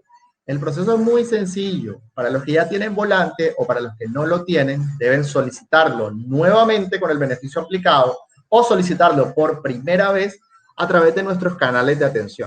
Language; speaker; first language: Spanish; native; Spanish